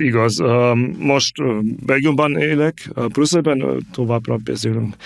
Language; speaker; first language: Hungarian; non-native, fluent; German